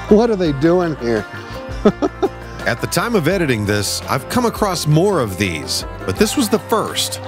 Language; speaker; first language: English; native; English